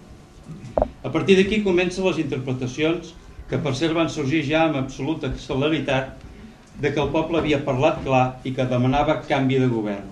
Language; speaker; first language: Catalan; native; Catalan